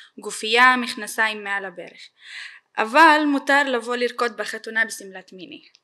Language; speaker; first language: Hebrew; non-native, local second language; Arabic